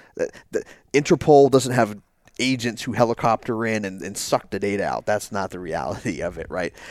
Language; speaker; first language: English; native; English